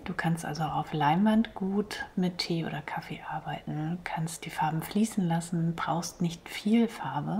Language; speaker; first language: German; native; German